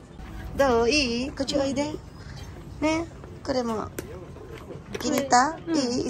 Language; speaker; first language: Japanese; non-native, fluent; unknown